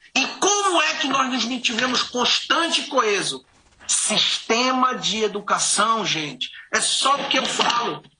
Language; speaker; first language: Portuguese; native; Portuguese